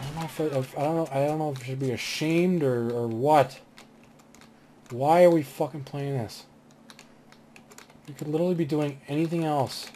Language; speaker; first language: English; native; English